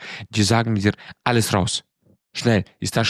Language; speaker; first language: German; non-native, fluent; Romanian